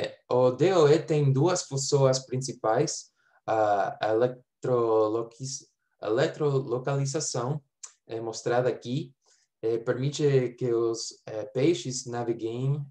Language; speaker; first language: Portuguese; non-native, fluent; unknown